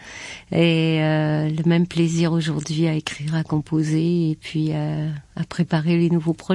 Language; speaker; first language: French; native; French